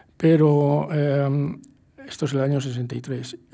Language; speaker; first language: Spanish; native; Spanish